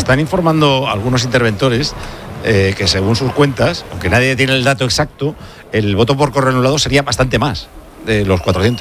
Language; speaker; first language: Spanish; native; Spanish